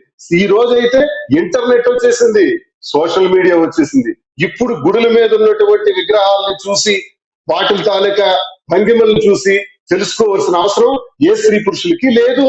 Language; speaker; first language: Telugu; native; Telugu